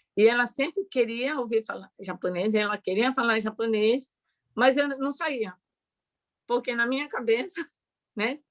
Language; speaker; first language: Portuguese; early bilingual, other home language; Japanese